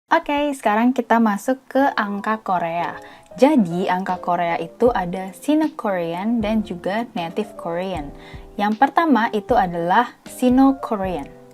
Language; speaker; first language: Indonesian; native; Indonesian